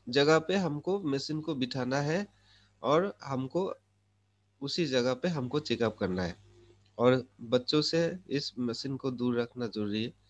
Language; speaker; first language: Hindi; non-native, local second language; Assamese